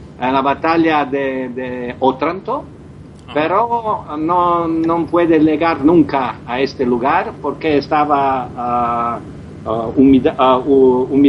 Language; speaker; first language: Spanish; non-native, learner; Croatian